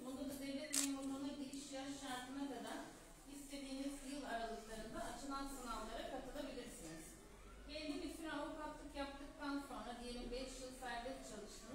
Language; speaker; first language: Turkish; native; Turkish